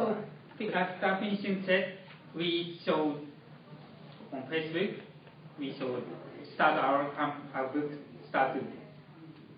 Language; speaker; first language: English; non-native, learner; Japanese